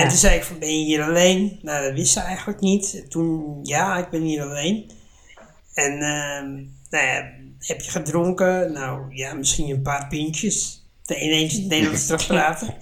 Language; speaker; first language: Dutch; native; Dutch